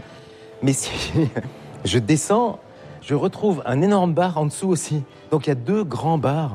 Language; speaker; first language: French; native; French